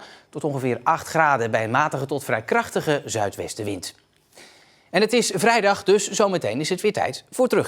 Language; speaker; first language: Dutch; native; Dutch